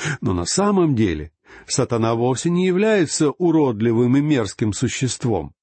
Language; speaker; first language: Russian; native; Russian